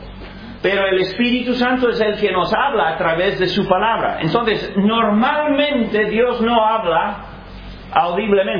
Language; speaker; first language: Spanish; non-native, fluent; English